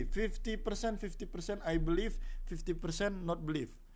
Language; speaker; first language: English; non-native, learner; Indonesian